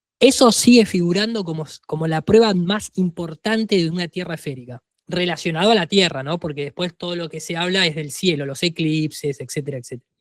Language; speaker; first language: Spanish; native; Spanish